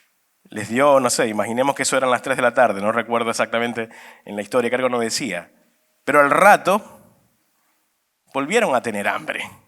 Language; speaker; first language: Spanish; native; Spanish